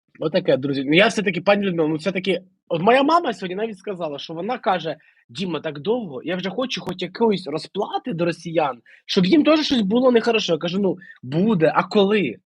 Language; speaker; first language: Ukrainian; native; Ukrainian